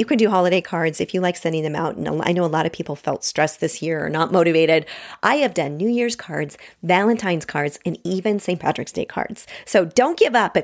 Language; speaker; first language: English; native; English